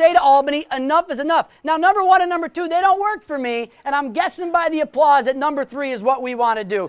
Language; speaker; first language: English; native; English